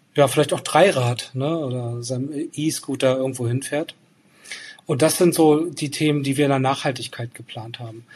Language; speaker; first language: German; native; German